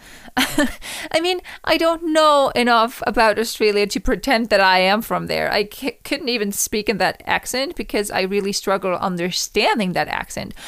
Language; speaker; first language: English; non-native, fluent; German